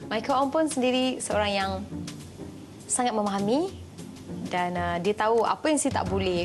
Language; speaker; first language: Malay; native; Malay